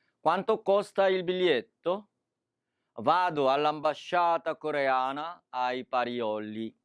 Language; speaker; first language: Italian; non-native, fluent; Korean